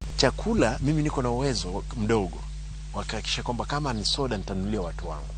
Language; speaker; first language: Swahili; non-native, local second language; Gusii